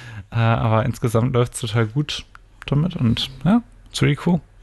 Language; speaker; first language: German; native; German